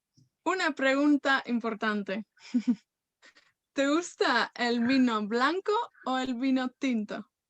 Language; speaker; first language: Spanish; non-native, fluent; Welsh